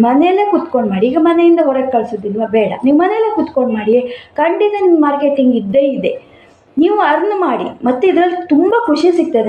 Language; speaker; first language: Kannada; non-native, local second language; Konkani